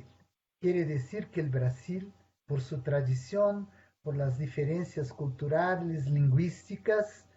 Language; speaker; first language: Spanish; non-native, fluent; Portuguese